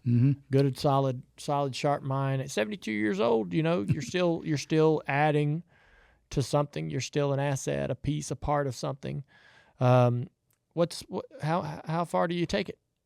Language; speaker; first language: English; native; English